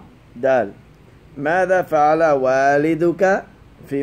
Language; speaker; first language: Arabic; non-native, fluent; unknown